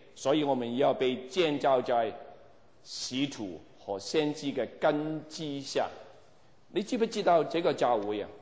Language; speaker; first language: Chinese; non-native, local second language; Cantonese